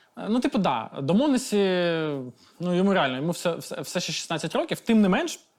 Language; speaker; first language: Ukrainian; non-native, local second language; Russian